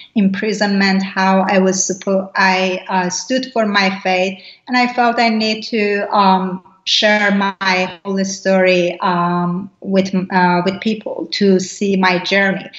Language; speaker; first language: English; non-native, fluent; Persian